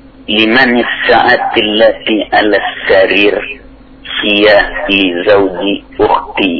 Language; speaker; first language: Arabic; non-native, learner; Indonesian